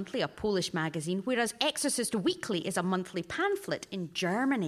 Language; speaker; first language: English; native; English